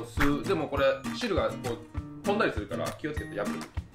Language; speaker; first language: Japanese; native; Japanese